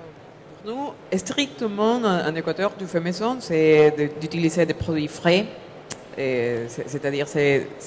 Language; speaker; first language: French; non-native, fluent; Spanish